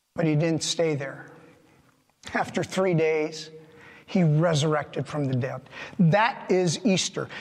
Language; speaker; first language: English; native; English